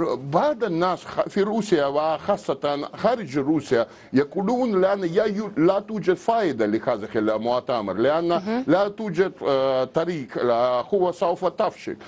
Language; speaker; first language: Arabic; non-native, learner; Russian